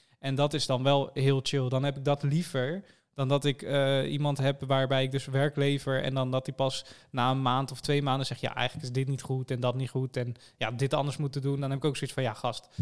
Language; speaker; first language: Dutch; native; Dutch